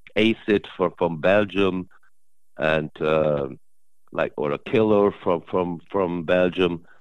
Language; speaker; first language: English; non-native, learner; German